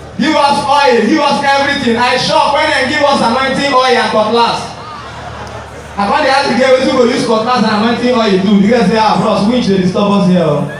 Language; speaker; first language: Nigerian Pidgin; non-native, local second language; Igbo